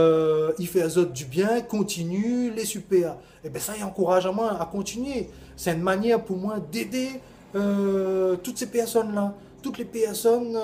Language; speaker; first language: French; non-native, local second language; Réunion Creole French